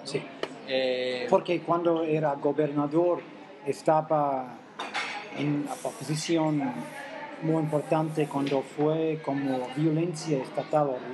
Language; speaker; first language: Spanish; non-native, fluent; English